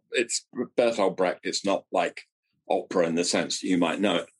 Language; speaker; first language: English; native; English